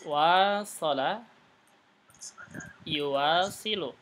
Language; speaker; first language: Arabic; non-native, fluent; Indonesian